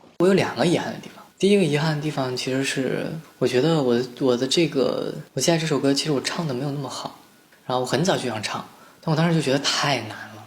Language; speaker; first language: Chinese; native; Chinese